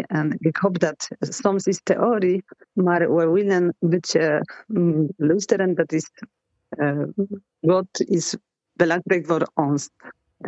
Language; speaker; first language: Dutch; non-native, learner; Polish